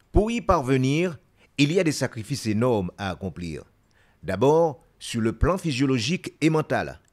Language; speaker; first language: French; native; French